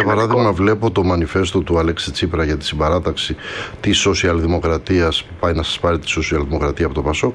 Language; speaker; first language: Greek; native; Greek